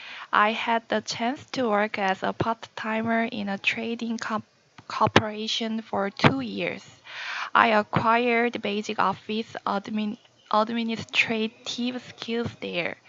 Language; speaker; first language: English; non-native, learner; Korean